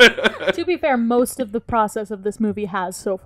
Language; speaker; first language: English; native; English